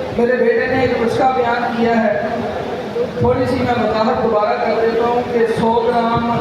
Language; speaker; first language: Urdu; non-native, local second language; Punjabi